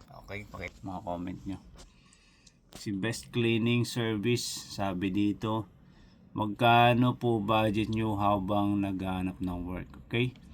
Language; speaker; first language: Filipino; non-native, local second language; Cebuano